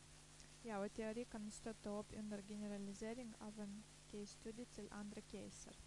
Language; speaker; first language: Norwegian; non-native, fluent; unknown